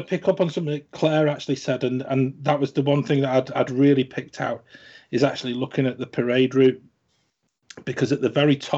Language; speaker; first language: English; native; English